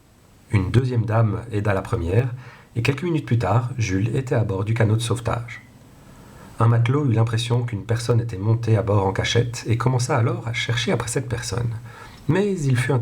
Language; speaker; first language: French; non-native, local second language; Dutch